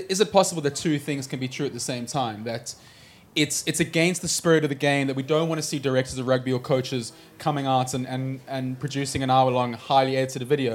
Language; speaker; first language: English; native; English